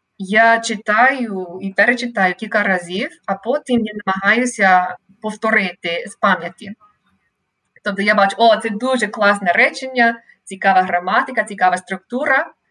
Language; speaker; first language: Ukrainian; non-native, fluent; English